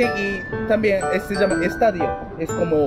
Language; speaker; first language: Spanish; non-native, learner; Japanese